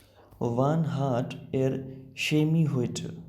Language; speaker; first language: German; non-native, learner; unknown